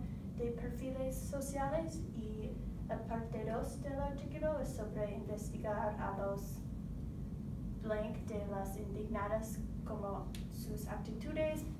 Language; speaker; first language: Spanish; non-native, learner; English